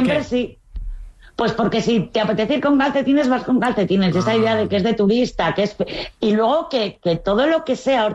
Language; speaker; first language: Spanish; native; Spanish